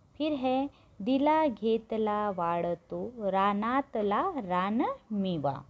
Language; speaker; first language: Hindi; non-native, local second language; Marathi